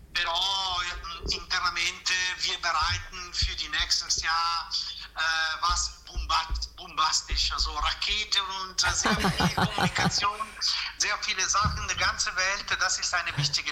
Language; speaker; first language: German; non-native, fluent; Italian